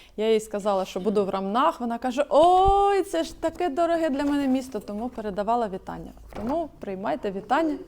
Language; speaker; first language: Ukrainian; native; Ukrainian